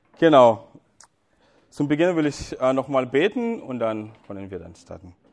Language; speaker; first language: German; non-native, fluent; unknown